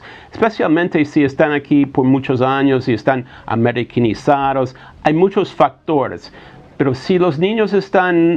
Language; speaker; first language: Spanish; non-native, fluent; English